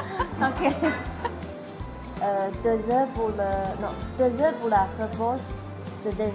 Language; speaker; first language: French; non-native, learner; Chinese